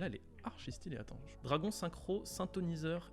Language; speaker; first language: French; native; French